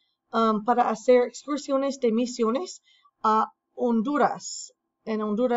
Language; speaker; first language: Spanish; non-native, fluent; English